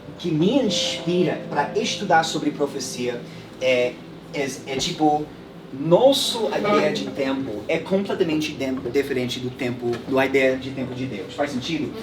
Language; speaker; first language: Portuguese; non-native, fluent; English